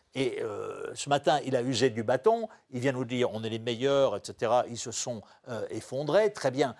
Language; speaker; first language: French; native; French